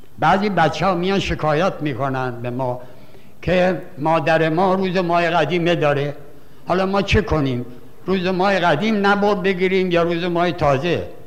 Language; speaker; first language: Persian; native; Persian